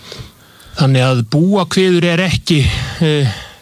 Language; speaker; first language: Icelandic; native; Icelandic